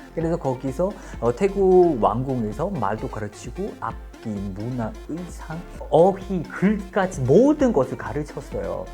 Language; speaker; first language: Korean; non-native, fluent; Khmer